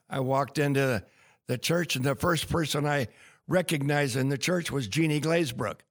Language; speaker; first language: English; native; English